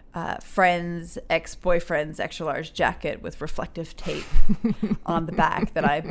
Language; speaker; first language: English; native; English